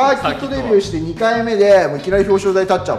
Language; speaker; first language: Japanese; native; Japanese